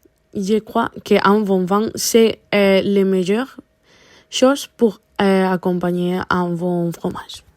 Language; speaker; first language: French; non-native, learner; Spanish